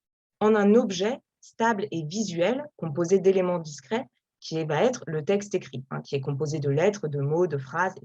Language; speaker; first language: French; native; French